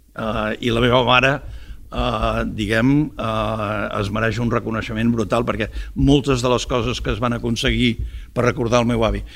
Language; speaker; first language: Catalan; early bilingual, heritage; Catalan